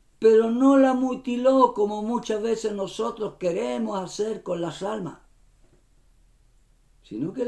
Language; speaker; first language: Spanish; native; Spanish